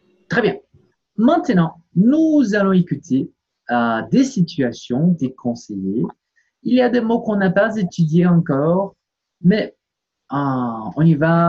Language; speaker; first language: French; non-native, fluent; Portuguese